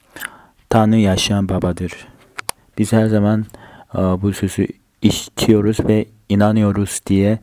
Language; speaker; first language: Turkish; non-native, fluent; Korean